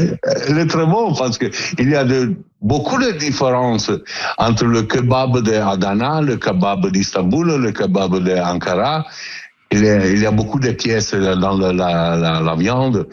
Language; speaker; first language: French; non-native, learner; Italian